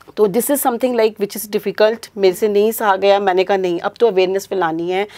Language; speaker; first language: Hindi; non-native, local second language; Punjabi